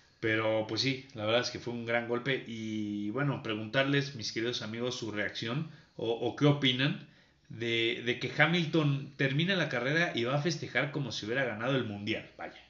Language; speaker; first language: Spanish; native; Spanish